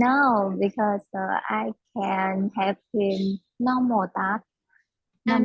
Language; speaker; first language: English; non-native, learner; Vietnamese